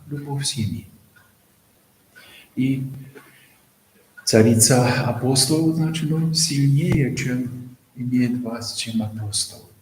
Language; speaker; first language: Russian; non-native, fluent; Polish